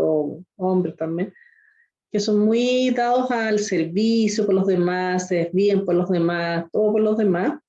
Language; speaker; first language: Spanish; native; Spanish